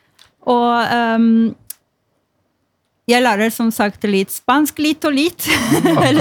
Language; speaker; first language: Norwegian; non-native, fluent; Polish